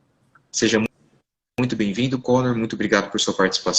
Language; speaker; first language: Portuguese; native; Portuguese